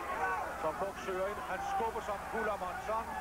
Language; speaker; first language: Danish; native; Danish